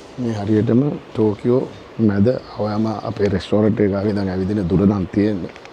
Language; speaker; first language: Sinhala; native; Sinhala